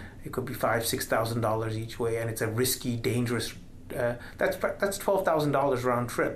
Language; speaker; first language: English; non-native, local second language; Tamil